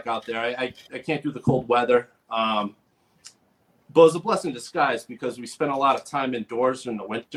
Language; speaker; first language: English; native; English